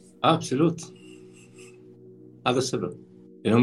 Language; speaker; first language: Swedish; non-native, learner; Arabic